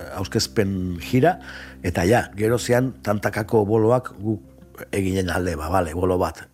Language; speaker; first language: Basque; native; Basque